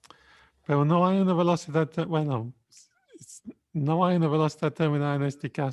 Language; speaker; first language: Spanish; non-native, fluent; English